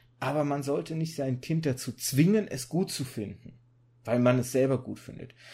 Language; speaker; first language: German; native; German